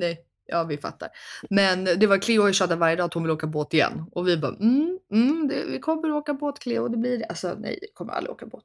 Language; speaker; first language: Swedish; native; Swedish